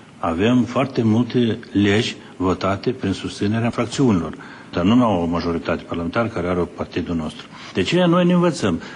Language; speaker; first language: Romanian; native; Romanian